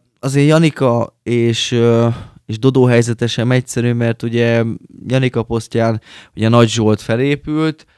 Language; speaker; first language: Hungarian; native; Hungarian